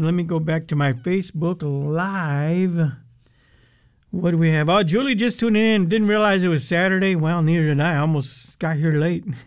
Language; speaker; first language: English; early bilingual, other home language; Spanish